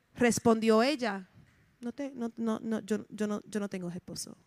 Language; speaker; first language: Spanish; early bilingual, heritage; Spanish